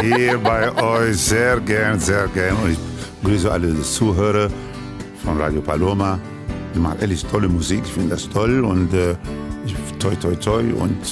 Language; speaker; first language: German; non-native, fluent; Spanish